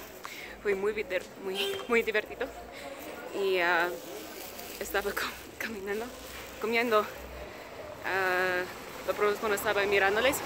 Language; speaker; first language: Spanish; non-native, learner; English